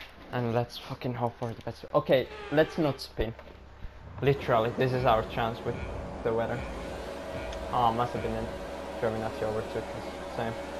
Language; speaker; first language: English; non-native, fluent; Finnish